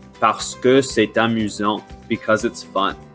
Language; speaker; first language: French; non-native, fluent; English